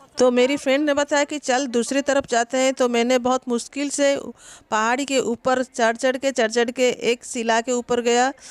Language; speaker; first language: Hindi; non-native, local second language; Odia